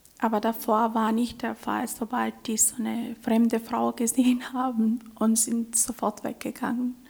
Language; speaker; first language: German; non-native, fluent; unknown